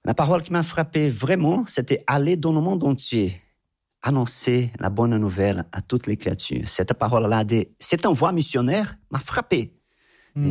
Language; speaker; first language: French; non-native, fluent; Portuguese